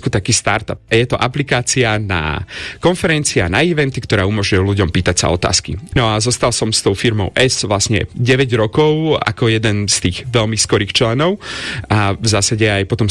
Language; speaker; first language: Slovak; native; Slovak